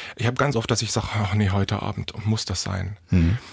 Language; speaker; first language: German; native; German